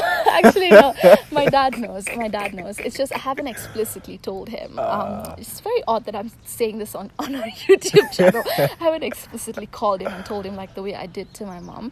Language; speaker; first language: English; non-native, local second language; Tamil